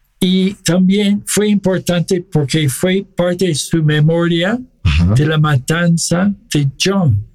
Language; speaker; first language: Spanish; non-native, fluent; English